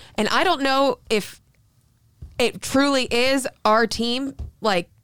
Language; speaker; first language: English; native; English